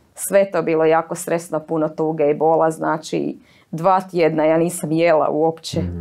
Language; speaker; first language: Croatian; native; Croatian